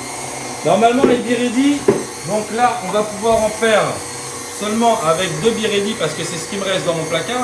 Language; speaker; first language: French; native; French